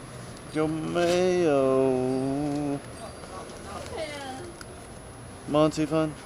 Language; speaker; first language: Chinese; non-native, learner; English